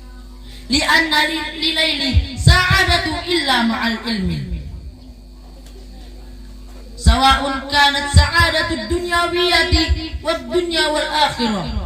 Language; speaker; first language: Arabic; non-native, learner; Indonesian